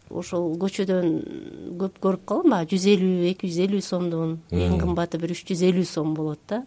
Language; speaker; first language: Kyrgyz; native; Kyrgyz